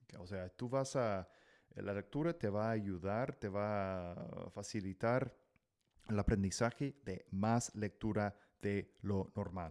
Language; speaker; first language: Spanish; non-native, fluent; English